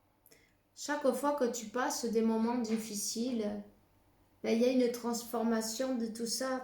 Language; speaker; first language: French; non-native, fluent; Spanish